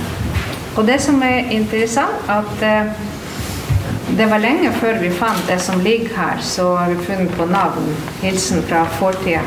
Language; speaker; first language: Norwegian; non-native, fluent; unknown